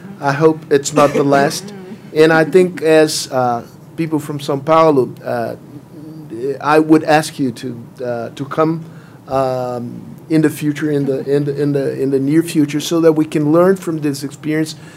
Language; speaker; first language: English; non-native, fluent; Portuguese